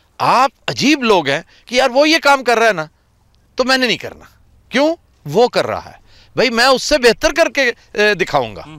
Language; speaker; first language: Urdu; native; Urdu